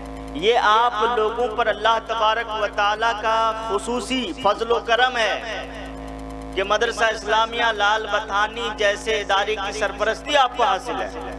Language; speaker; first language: Urdu; native; Urdu